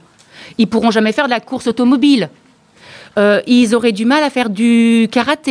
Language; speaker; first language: French; native; French